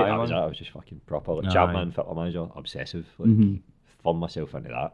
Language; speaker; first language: English; non-native, local second language; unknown